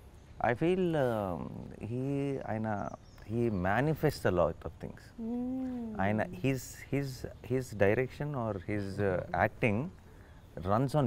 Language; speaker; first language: Telugu; native; Telugu